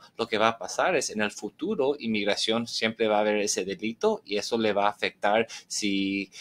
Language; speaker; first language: Spanish; early bilingual, heritage; Spanish